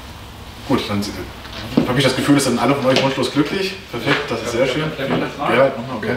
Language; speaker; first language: German; native; German